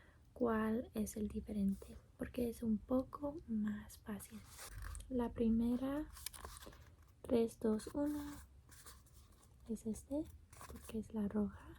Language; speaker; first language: Spanish; non-native, learner; English